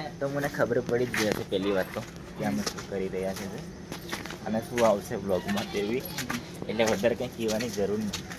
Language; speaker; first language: Gujarati; non-native, local second language; Rathawi